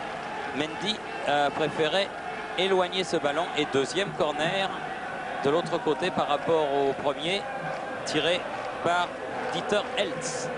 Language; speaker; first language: French; native; French